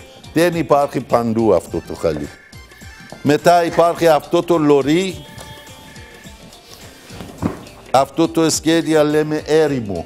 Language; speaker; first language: Greek; non-native, learner; Persian